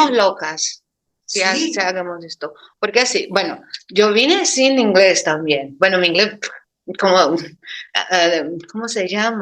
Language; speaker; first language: Spanish; non-native, fluent; Portuguese